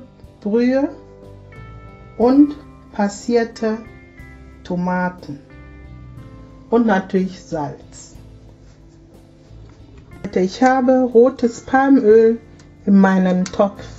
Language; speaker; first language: German; non-native, fluent; Akan